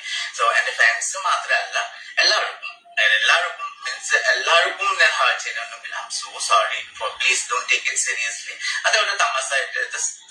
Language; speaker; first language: Malayalam; non-native, fluent; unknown